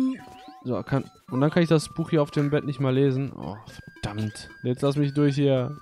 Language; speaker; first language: German; native; German